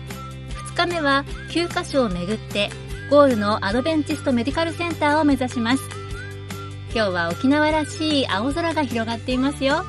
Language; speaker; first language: Japanese; native; Japanese